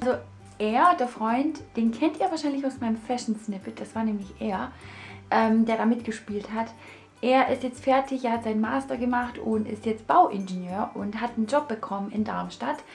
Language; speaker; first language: German; native; German